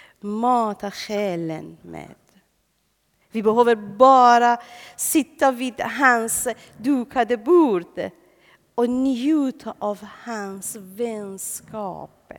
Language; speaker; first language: Swedish; non-native, fluent; Persian